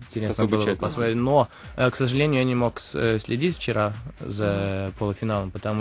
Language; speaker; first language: Russian; early bilingual, heritage; Russian